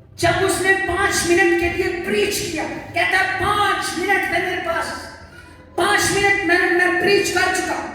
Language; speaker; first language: Urdu; non-native, local second language; Punjabi